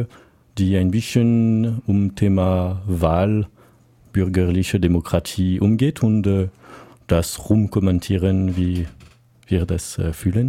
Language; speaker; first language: German; non-native, learner; French